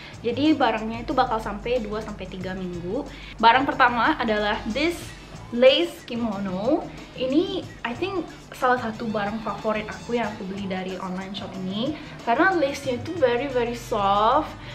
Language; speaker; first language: Indonesian; early bilingual, heritage; Indonesian